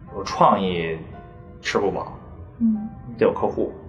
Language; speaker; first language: Chinese; native; Chinese